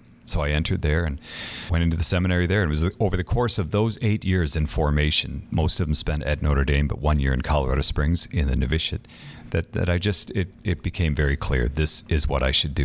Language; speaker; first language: English; native; English